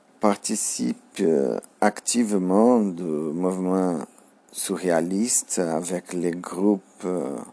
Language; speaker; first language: French; non-native, learner; Portuguese